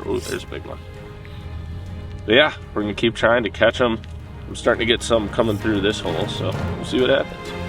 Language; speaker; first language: English; native; English